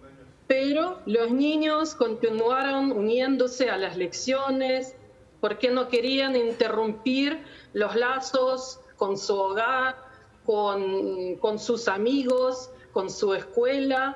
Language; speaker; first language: Spanish; non-native, learner; Ukrainian